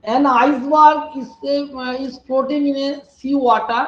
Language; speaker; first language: English; non-native, local second language; Bangla